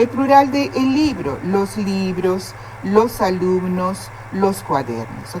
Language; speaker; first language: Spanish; non-native, fluent; Portuguese